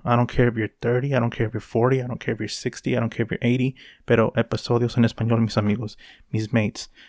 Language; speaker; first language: English; early bilingual, other home language; Spanish